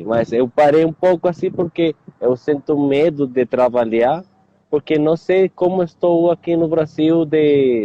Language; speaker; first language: Portuguese; non-native, learner; Spanish